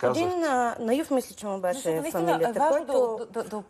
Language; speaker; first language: Bulgarian; native; Bulgarian